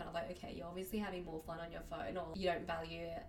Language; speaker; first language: English; non-native, local second language; Cantonese